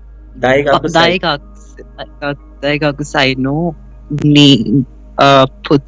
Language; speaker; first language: Japanese; non-native, learner; Hindi